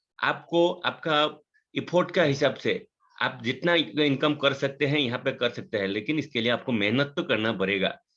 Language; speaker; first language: Hindi; non-native, local second language; Assamese